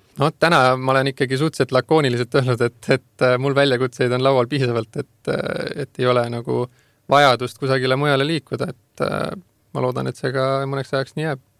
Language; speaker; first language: Estonian; native; Estonian